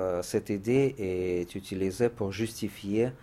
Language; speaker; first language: French; non-native, fluent; Russian